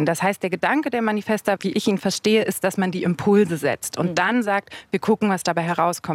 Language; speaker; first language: German; native; German